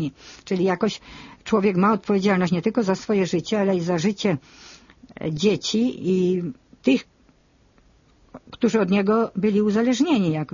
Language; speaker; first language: Polish; native; Polish